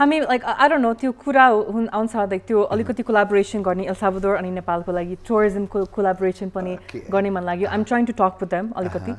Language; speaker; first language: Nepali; early bilingual, heritage; English